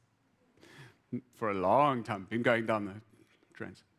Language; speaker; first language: English; native; English